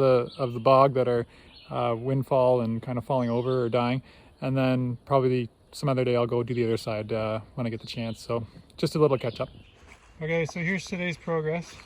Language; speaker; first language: English; native; English